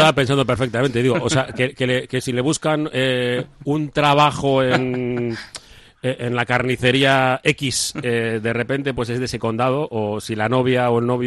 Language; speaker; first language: Spanish; native; Spanish